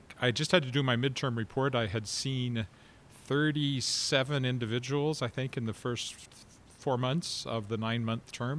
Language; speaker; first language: English; native; English